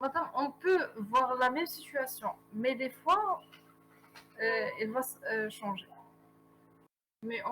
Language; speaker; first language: French; non-native, local second language; Arabic